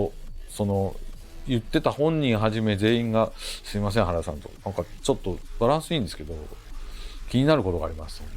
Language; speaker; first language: Japanese; native; Japanese